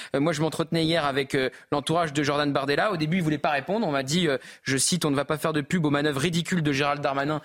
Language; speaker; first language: French; native; French